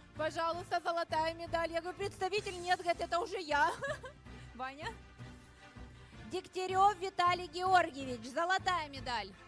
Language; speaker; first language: Russian; native; Russian